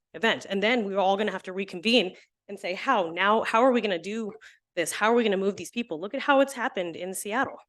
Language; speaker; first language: English; native; English